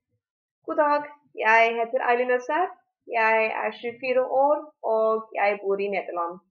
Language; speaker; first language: Norwegian; early bilingual, heritage; Norwegian